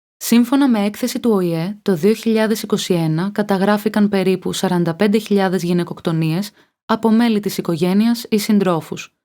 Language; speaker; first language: Greek; native; Greek